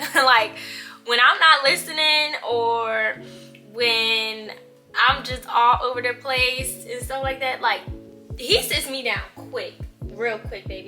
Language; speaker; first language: English; native; English